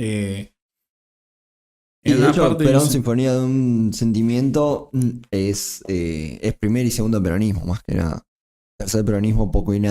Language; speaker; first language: Spanish; native; Spanish